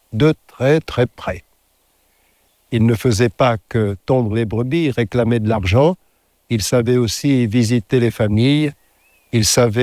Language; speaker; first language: French; native; French